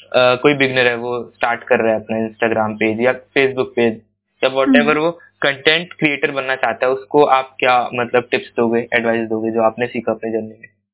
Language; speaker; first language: Hindi; native; Hindi